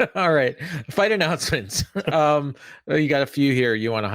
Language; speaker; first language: English; native; English